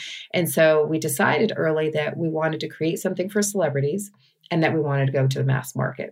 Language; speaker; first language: English; native; English